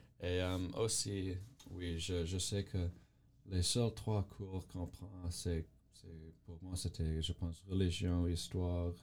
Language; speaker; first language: French; non-native, learner; English